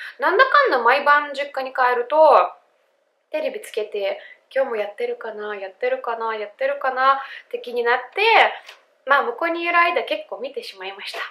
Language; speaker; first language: Japanese; non-native, fluent; Russian